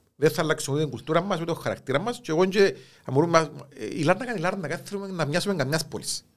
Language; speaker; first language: Greek; native; Greek